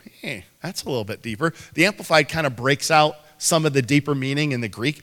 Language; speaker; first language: English; native; English